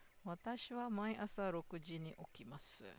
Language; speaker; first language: Japanese; non-native, fluent; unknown